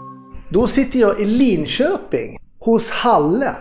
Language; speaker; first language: Swedish; native; Swedish